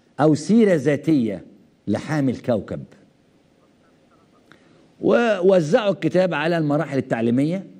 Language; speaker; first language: Arabic; native; Arabic